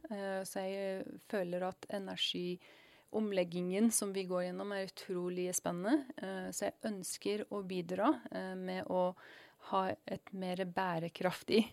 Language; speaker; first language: Norwegian; non-native, fluent; Persian